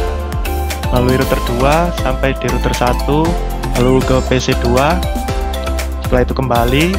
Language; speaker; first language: Indonesian; native; Indonesian